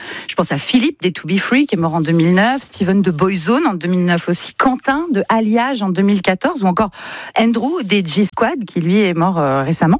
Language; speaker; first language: French; native; French